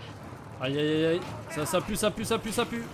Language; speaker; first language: French; native; French